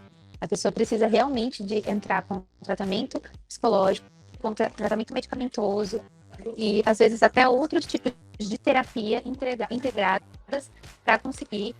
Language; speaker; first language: Portuguese; native; Portuguese